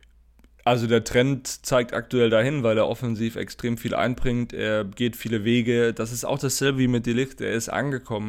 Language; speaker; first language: German; native; German